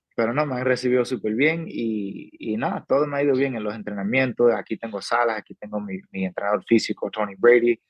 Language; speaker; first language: Spanish; early bilingual, heritage; Spanish